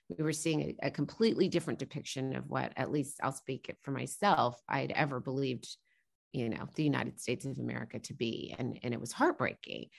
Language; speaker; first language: English; native; English